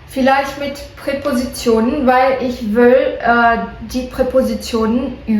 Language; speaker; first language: German; non-native, learner; Portuguese